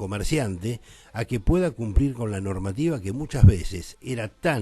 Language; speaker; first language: Spanish; native; Spanish